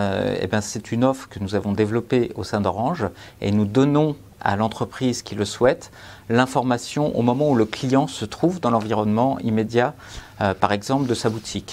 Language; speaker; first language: French; native; French